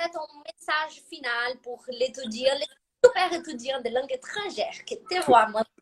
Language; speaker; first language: French; non-native, fluent; Portuguese